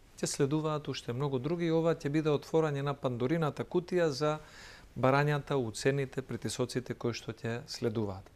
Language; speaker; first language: Macedonian; native; Macedonian